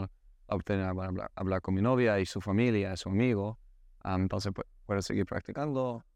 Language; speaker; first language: Spanish; non-native, learner; English